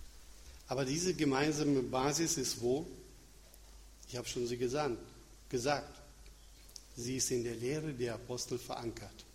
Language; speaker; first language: German; non-native, fluent; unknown